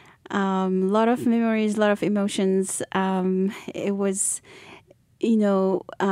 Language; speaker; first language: English; non-native, fluent; Arabic